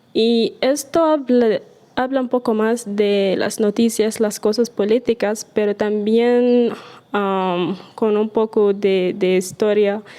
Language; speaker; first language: Spanish; non-native, learner; Arabic